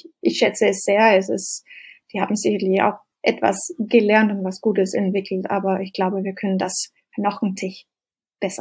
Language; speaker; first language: German; non-native, fluent; Danish